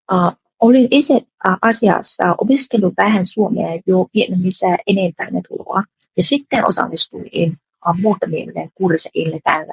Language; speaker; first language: Finnish; non-native, fluent; Vietnamese